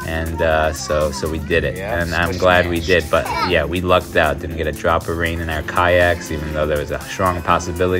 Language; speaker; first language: English; native; English